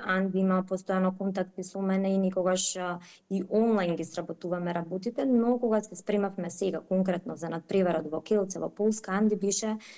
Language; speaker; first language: Macedonian; native; Macedonian